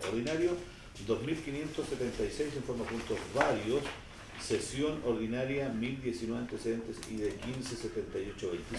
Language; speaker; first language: Spanish; native; Spanish